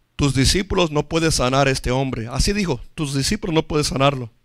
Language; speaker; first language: Spanish; non-native, fluent; English